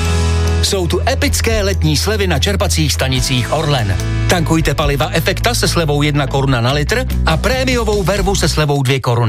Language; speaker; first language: Czech; native; Czech